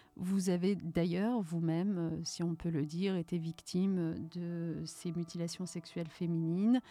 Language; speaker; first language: French; early bilingual, other home language; Riffian